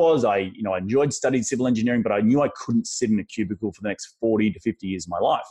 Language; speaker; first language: English; native; English